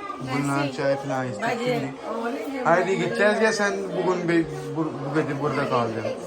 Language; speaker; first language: Turkish; non-native, learner; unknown